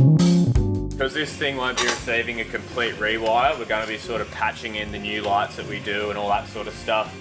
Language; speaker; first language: English; native; English